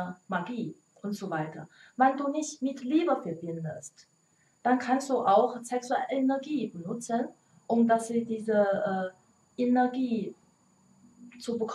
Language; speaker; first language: German; non-native, learner; Chinese